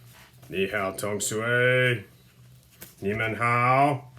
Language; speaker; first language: Chinese; non-native, fluent; English